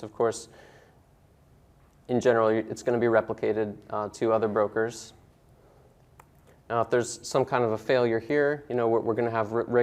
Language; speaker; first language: English; native; English